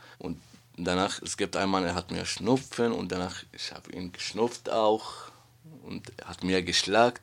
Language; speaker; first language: German; non-native, learner; Arabic